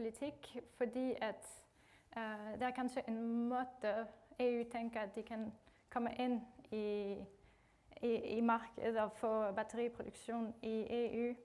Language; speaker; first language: Norwegian; non-native, fluent; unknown